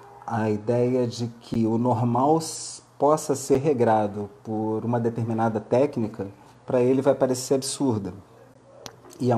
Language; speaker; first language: Portuguese; native; Portuguese